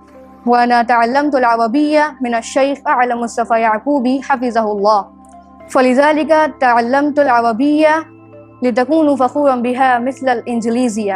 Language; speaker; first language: Arabic; non-native, learner; Urdu